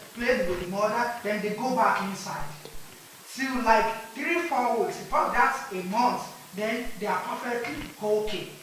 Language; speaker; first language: English; non-native, local second language; Yoruba